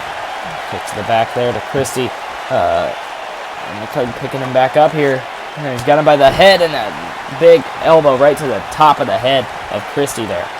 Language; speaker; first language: English; native; English